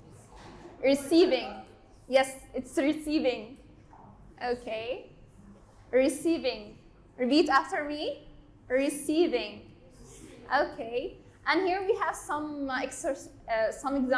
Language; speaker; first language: English; non-native, learner; Arabic